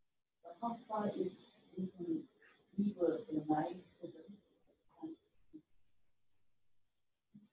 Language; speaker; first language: English; non-native, learner; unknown